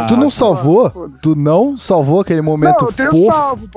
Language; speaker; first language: Portuguese; native; Portuguese